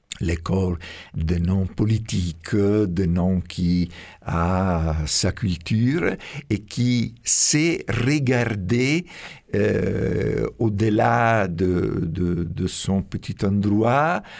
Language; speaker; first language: French; non-native, fluent; Italian